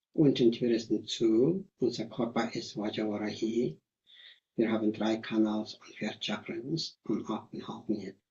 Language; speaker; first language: German; non-native, fluent; Tibetan